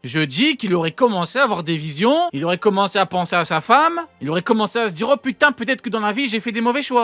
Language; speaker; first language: French; native; French